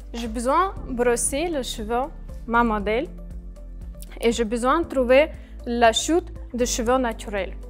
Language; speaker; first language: French; non-native, learner; Ukrainian